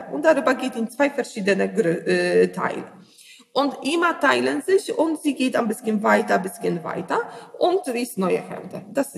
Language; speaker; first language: German; non-native, learner; Polish